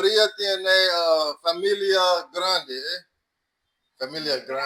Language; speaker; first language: Spanish; non-native, learner; English